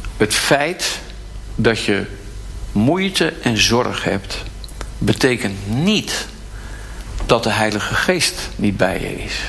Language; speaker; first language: Dutch; native; Dutch